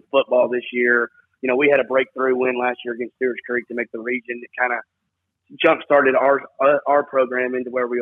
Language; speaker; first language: English; native; English